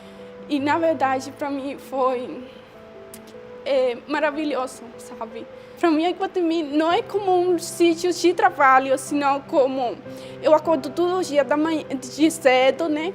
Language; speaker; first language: Portuguese; non-native, fluent; Spanish